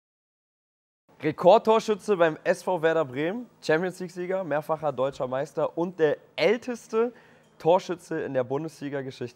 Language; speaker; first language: German; native; German